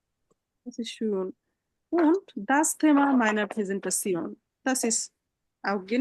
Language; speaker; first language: German; non-native, fluent; Bangla